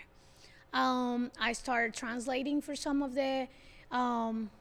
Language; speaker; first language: English; non-native, fluent; Spanish